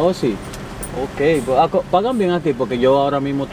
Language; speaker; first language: Spanish; early bilingual, heritage; Spanish